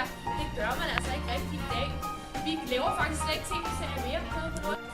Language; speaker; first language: Danish; native; Danish